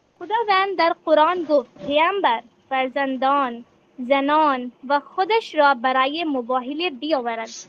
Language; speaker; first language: Persian; non-native, learner; Urdu